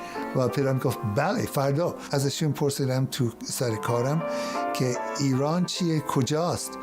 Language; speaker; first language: Persian; non-native, fluent; English